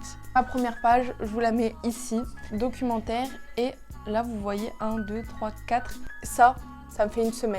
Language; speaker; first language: French; native; French